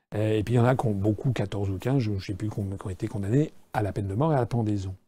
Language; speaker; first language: French; native; French